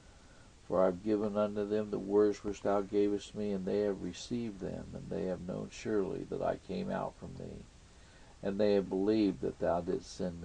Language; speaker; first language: English; native; English